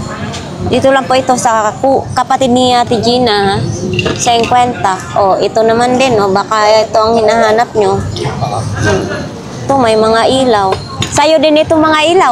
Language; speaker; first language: Filipino; native; Filipino